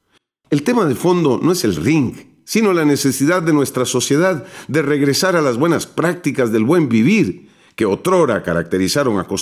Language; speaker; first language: Spanish; native; Spanish